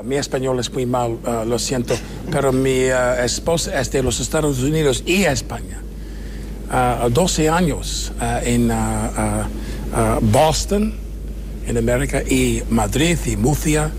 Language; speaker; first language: Spanish; non-native, learner; English